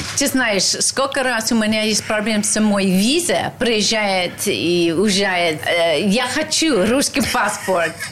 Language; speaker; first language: Russian; non-native, learner; English